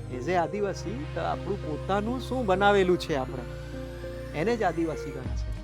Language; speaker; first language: Gujarati; non-native, local second language; Bhili